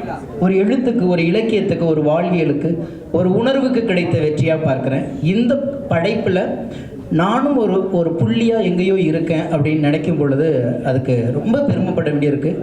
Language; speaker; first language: Tamil; native; Tamil